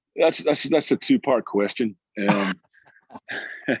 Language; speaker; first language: English; native; English